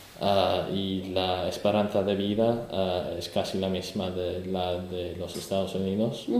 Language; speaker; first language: Spanish; non-native, learner; English